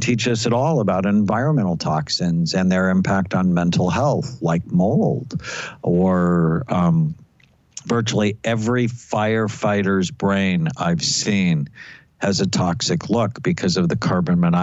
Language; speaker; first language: English; native; English